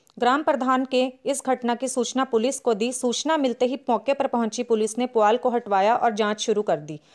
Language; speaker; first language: Hindi; native; Hindi